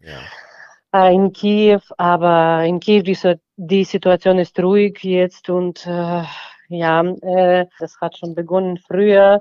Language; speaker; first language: German; non-native, fluent; Ukrainian